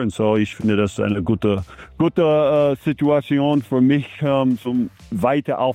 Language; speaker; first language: German; non-native, learner; English